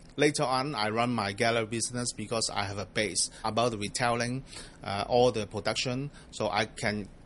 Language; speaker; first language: English; non-native, local second language; Cantonese